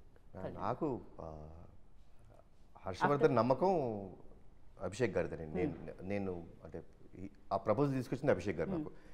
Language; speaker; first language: Telugu; native; Telugu